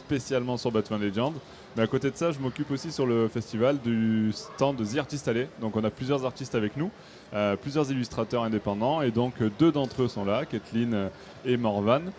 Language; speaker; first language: French; native; French